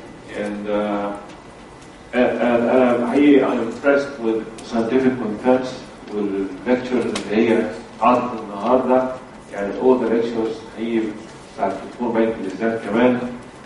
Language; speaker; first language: English; non-native, fluent; Arabic